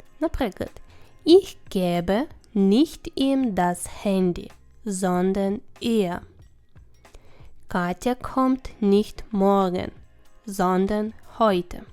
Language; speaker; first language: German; non-native, fluent; Ukrainian